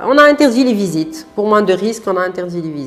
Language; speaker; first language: French; non-native, local second language; Arabic